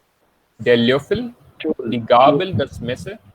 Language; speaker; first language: German; non-native, fluent; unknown